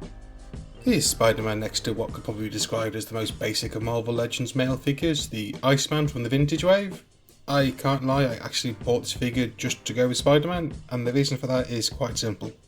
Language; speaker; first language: English; native; English